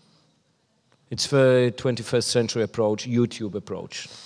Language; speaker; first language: English; non-native, fluent; Polish